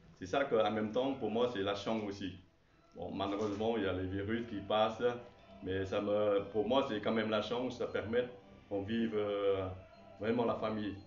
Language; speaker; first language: French; non-native, learner; Chinese